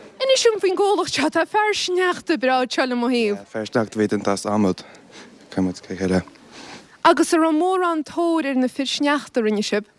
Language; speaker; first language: Irish; native; Irish